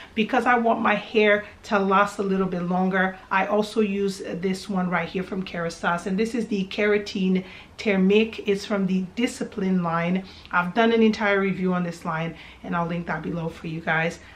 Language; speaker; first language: English; early bilingual, other home language; Portuguese